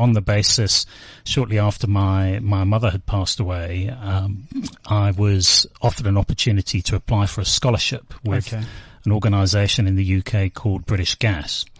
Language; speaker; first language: English; native; English